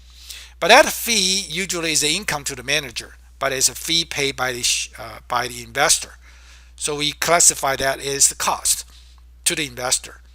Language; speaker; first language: English; non-native, fluent; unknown